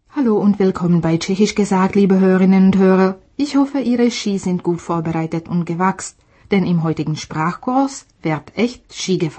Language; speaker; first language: German; native; German